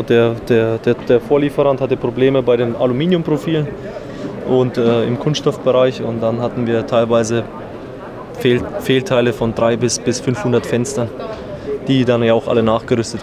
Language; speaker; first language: German; native; German